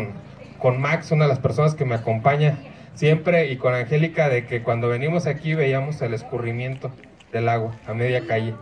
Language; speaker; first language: Spanish; native; Spanish